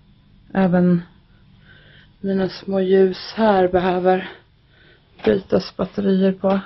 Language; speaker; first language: Swedish; native; Swedish